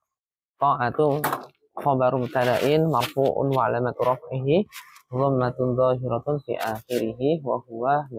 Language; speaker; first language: Arabic; non-native, fluent; Indonesian